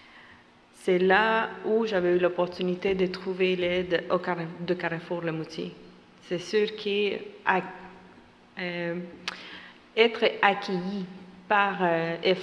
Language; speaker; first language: French; non-native, fluent; Spanish